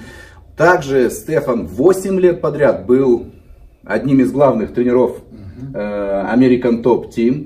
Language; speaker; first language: Russian; native; Russian